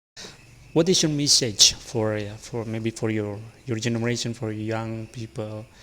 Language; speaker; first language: English; non-native, learner; Indonesian